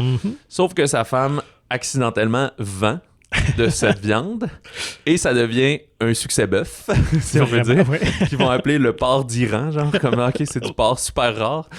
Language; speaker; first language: French; native; French